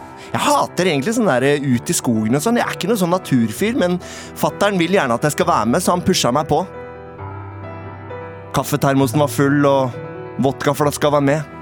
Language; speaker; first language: Norwegian; native; Norwegian